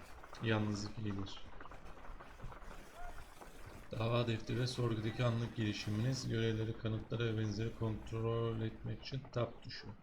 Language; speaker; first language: Turkish; native; Turkish